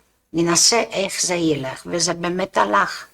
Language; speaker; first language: Hebrew; non-native, fluent; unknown